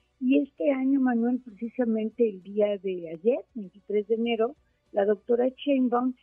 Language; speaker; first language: Spanish; native; Spanish